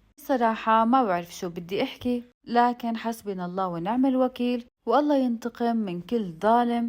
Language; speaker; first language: Arabic; native; Arabic